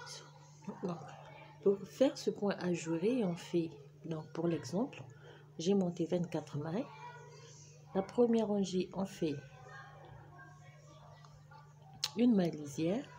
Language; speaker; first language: French; native; French